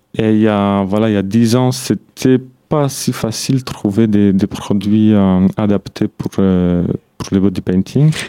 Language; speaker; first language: French; non-native, fluent; Polish